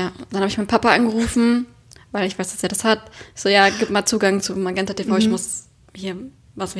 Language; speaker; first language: German; native; German